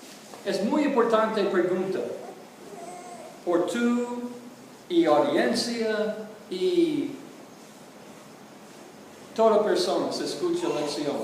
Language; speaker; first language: Spanish; non-native, learner; English